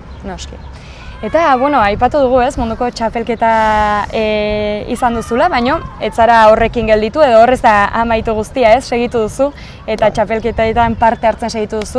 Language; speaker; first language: Basque; native; Basque